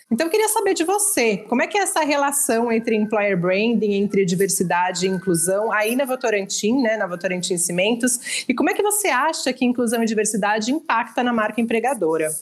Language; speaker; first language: Portuguese; native; Portuguese